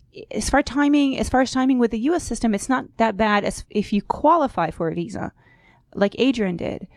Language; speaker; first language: English; non-native, fluent; Hebrew